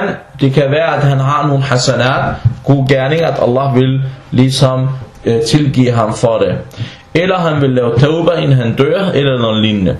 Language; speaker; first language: Danish; non-native, fluent; Arabic